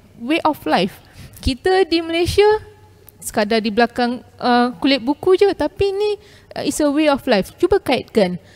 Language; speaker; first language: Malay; non-native, local second language; Tamil